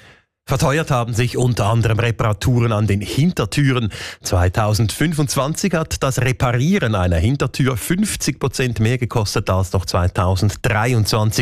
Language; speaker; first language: German; native; German